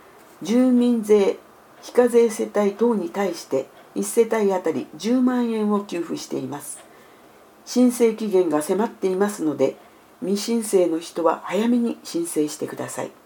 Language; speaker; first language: Japanese; native; Japanese